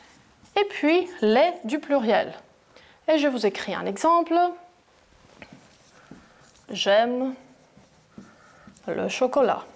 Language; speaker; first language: French; non-native, fluent; Greek